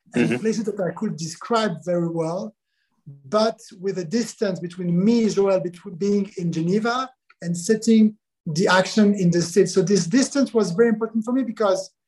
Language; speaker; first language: English; non-native, fluent; French